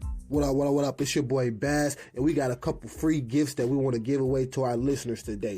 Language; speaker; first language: English; native; English